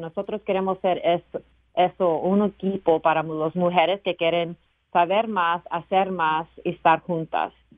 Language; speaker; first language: Spanish; early bilingual, heritage; Spanish